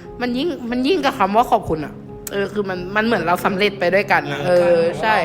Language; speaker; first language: Thai; native; Thai